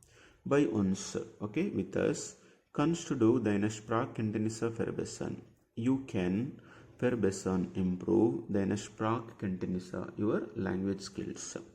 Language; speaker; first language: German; non-native, fluent; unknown